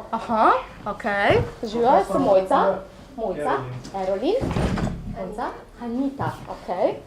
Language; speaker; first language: Slovenian; native; Slovenian